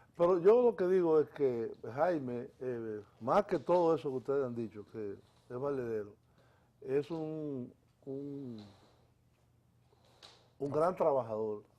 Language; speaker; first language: Spanish; native; Spanish